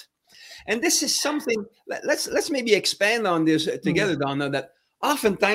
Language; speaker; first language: English; non-native, fluent; French